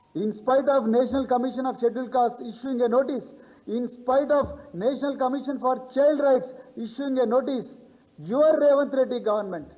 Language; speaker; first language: English; non-native, local second language; Telugu